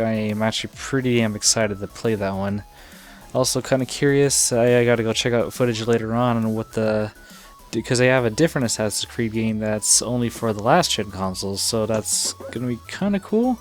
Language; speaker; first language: English; native; English